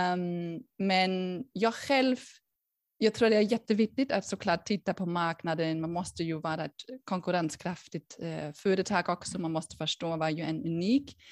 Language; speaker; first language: Swedish; non-native, fluent; German